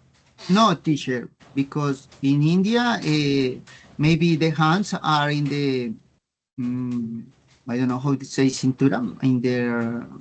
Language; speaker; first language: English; non-native, learner; Spanish